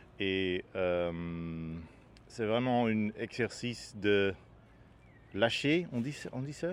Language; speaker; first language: French; non-native, learner; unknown